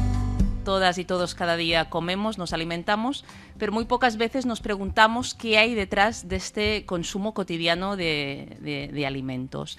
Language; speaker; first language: Spanish; non-native, local second language; Catalan